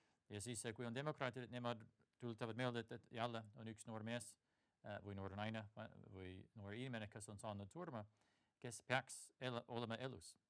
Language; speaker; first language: Estonian; non-native, fluent; English